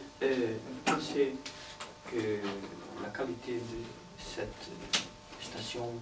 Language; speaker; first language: French; non-native, fluent; Portuguese